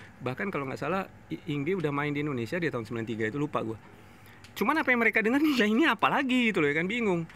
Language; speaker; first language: Indonesian; non-native, fluent; English